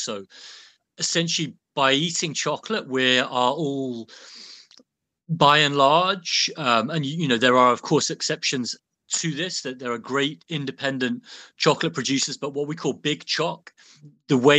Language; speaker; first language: English; native; English